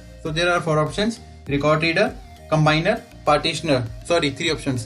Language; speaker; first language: English; non-native, local second language; Hindi